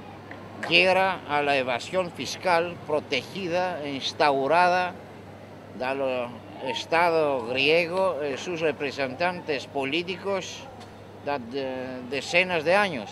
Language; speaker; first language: Spanish; non-native, fluent; Greek